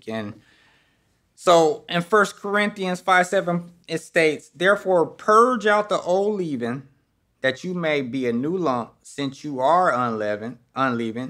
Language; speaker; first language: English; native; English